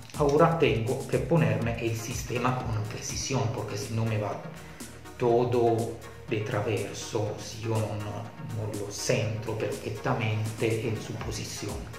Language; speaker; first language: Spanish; non-native, fluent; Italian